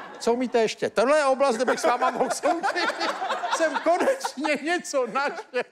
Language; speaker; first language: Czech; native; Czech